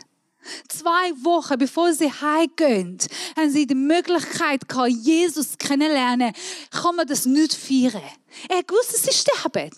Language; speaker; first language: German; non-native, fluent; Persian